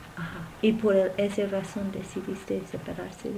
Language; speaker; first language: Spanish; non-native, fluent; English